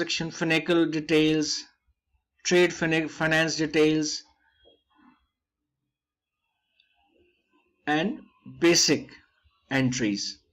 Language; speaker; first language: English; non-native, local second language; Hindi